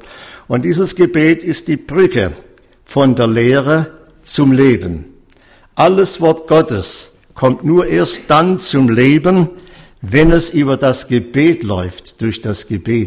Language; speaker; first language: German; native; German